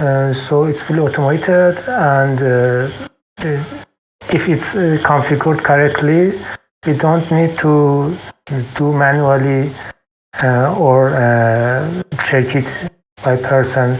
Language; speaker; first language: English; non-native, fluent; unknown